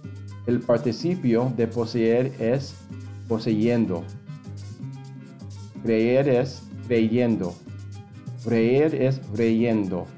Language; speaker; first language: Spanish; non-native, fluent; English